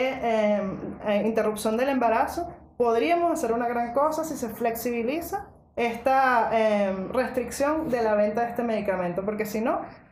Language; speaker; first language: Spanish; native; Spanish